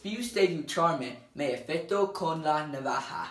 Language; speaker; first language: Spanish; non-native, learner; English